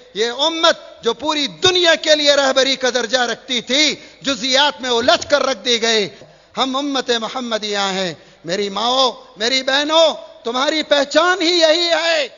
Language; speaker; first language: Urdu; native; Urdu